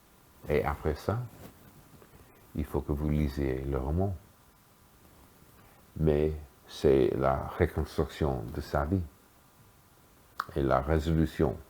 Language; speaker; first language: French; non-native, fluent; English